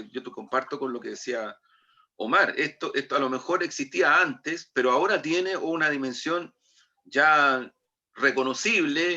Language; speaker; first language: Spanish; native; Spanish